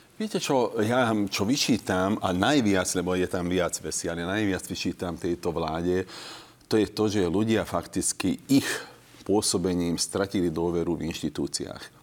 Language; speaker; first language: Slovak; non-native, local second language; Hungarian